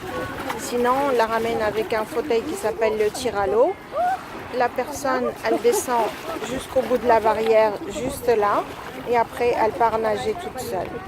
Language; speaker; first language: French; native; French